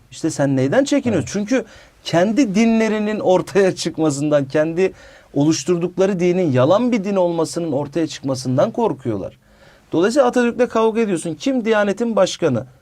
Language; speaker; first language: Turkish; native; Turkish